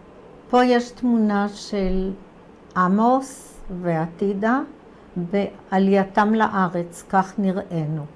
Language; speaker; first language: Hebrew; early bilingual, other home language; Croatian